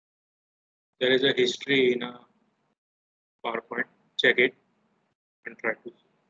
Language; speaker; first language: English; non-native, local second language; Gujarati